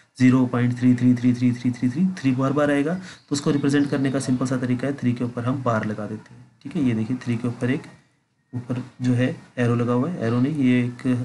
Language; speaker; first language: Hindi; native; Hindi